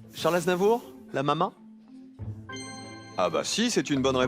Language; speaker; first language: French; native; French